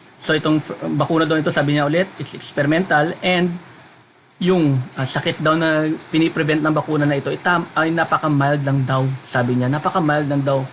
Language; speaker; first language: Filipino; non-native, local second language; Hiligaynon